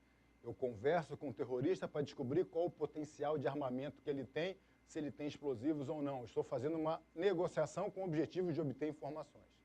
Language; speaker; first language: Portuguese; native; Portuguese